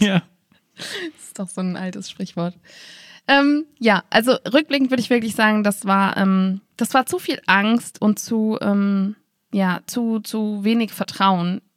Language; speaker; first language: German; native; German